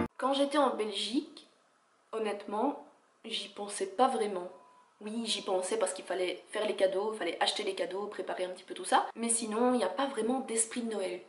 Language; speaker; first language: French; native; French